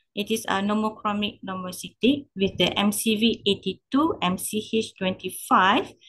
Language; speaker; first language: English; non-native, local second language; Malay